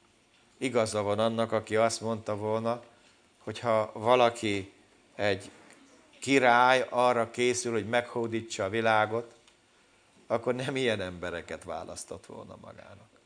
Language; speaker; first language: Hungarian; native; Hungarian